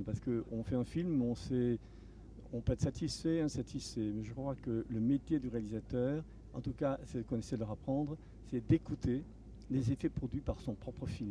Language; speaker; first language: French; native; French